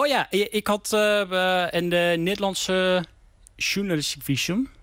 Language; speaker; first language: Dutch; non-native, learner; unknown